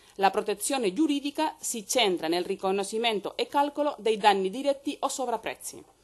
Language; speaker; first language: Italian; non-native, fluent; Spanish